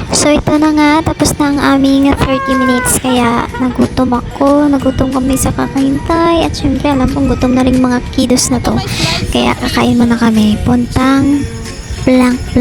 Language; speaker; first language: Filipino; non-native, local second language; Hiligaynon